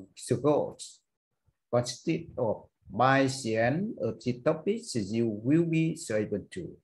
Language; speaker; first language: English; non-native, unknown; Vietnamese